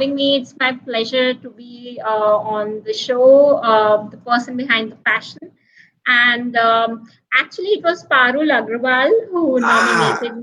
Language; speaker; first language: English; non-native, local second language; Hindi